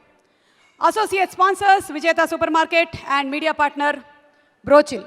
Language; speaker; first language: Telugu; native; Telugu